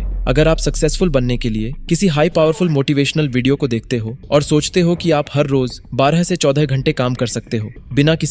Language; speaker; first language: Hindi; native; Hindi